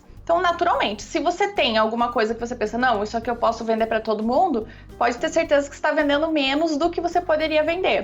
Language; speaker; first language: Portuguese; native; Portuguese